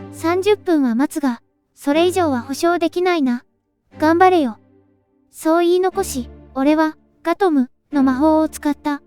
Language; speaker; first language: Japanese; native; Japanese